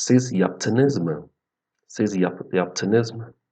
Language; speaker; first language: Turkish; non-native, fluent; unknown